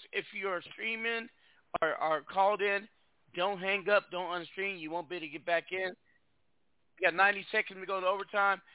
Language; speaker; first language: English; native; English